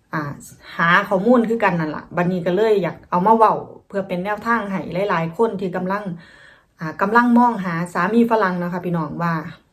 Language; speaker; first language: Thai; native; Thai